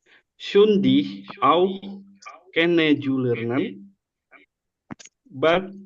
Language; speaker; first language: German; non-native, learner; Indonesian